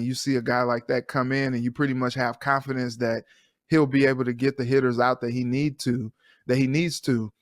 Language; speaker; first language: English; native; English